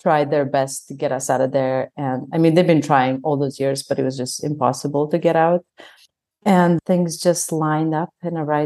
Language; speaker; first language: English; non-native, fluent; Bosnian